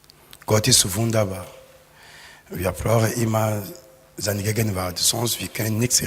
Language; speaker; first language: German; non-native, learner; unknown